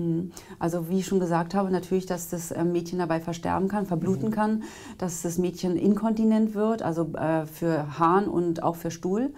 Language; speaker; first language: German; native; German